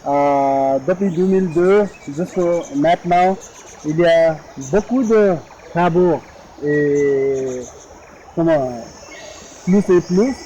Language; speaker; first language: French; non-native, learner; Sherpa